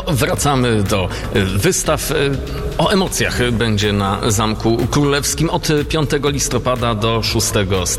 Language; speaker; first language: Polish; native; Polish